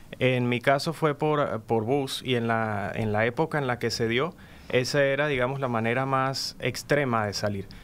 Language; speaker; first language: Spanish; native; Spanish